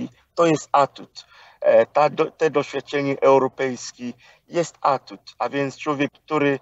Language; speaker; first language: Polish; non-native, fluent; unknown